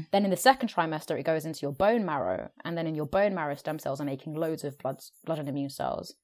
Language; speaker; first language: English; native; English